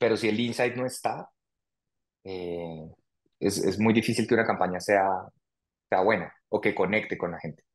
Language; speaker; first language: Spanish; native; Spanish